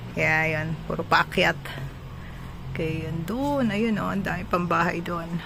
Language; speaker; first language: Filipino; non-native, local second language; Cebuano